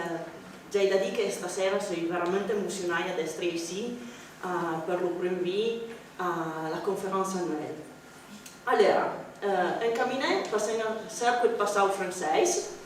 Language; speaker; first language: French; non-native, fluent; Italian